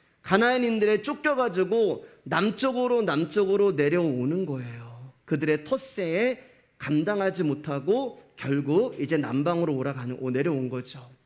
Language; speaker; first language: Korean; native; Korean